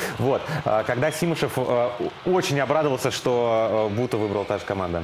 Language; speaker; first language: Russian; native; Russian